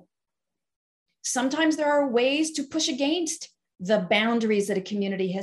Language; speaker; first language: English; native; English